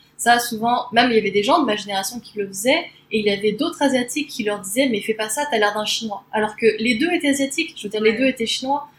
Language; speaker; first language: French; native; French